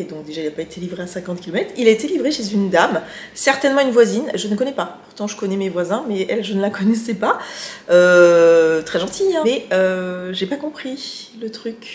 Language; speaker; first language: French; native; French